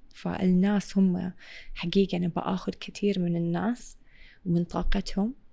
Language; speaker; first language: Arabic; non-native, local second language; English